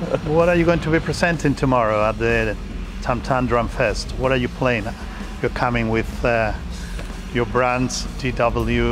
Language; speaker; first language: English; non-native, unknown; Spanish